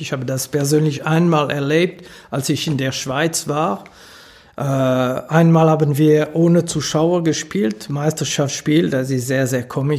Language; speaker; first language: German; non-native, local second language; French